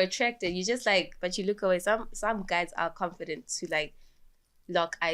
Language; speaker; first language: English; non-native, local second language; Swati